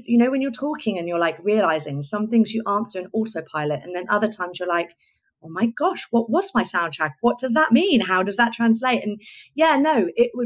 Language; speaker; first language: English; native; English